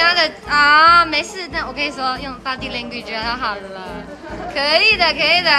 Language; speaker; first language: Chinese; native; Chinese